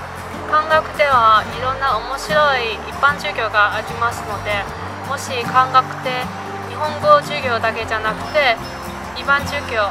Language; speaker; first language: Japanese; non-native, fluent; Chinese